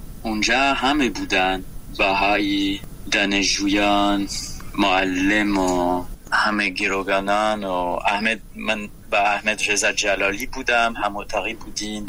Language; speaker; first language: Persian; non-native, fluent; French